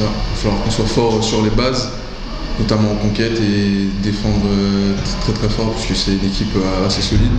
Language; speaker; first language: French; native; French